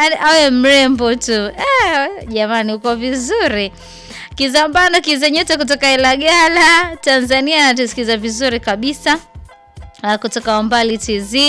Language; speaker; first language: Swahili; native; Swahili